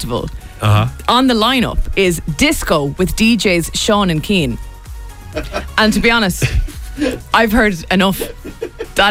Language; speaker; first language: English; native; English